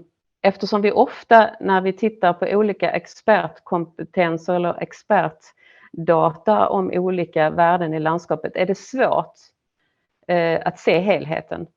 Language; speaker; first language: Swedish; native; Swedish